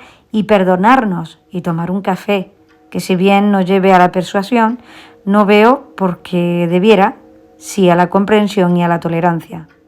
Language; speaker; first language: Spanish; native; Spanish